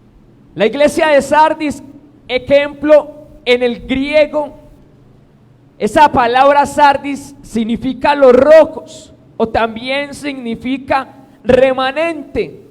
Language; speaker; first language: Spanish; native; Spanish